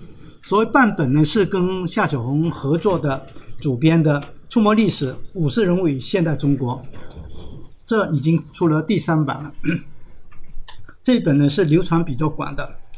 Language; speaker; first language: Chinese; native; Chinese